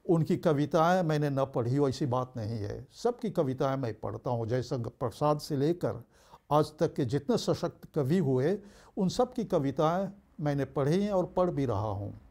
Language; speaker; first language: Hindi; early bilingual, heritage; Bhojpuri